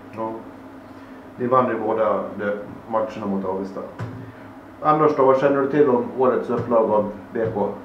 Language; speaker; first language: Swedish; native; Swedish